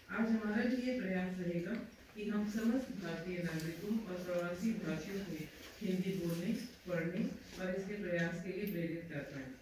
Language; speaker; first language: Hindi; native; Hindi